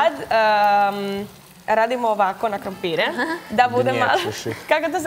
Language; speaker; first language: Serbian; non-native, learner; Spanish